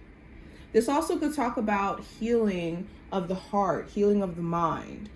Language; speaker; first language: English; native; English